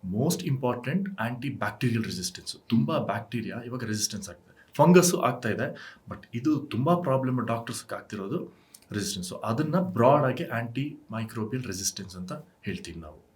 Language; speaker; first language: Kannada; non-native, local second language; Kodava